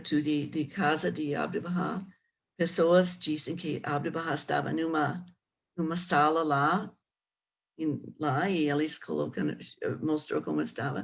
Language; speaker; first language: Portuguese; non-native, learner; English